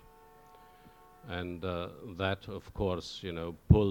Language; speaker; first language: English; non-native, fluent; German